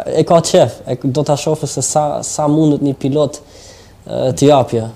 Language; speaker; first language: Albanian; early bilingual, heritage; Albanian